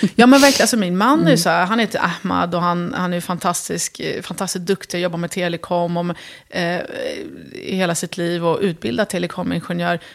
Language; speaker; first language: Swedish; early bilingual, other home language; Arabic